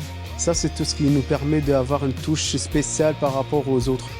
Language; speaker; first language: French; non-native, learner; Arabic